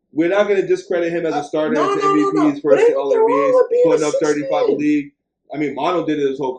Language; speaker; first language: English; native; English